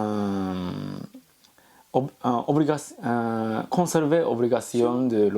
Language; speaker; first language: French; non-native, learner; Japanese